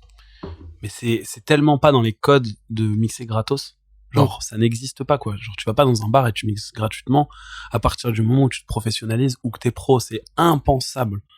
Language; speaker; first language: French; native; French